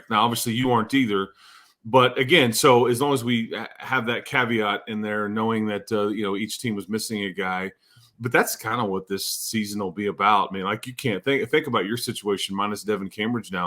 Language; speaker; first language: English; native; English